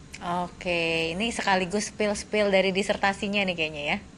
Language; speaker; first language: Indonesian; native; Indonesian